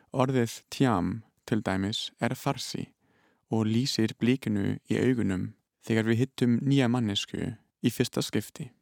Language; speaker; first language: Icelandic; non-native, fluent; German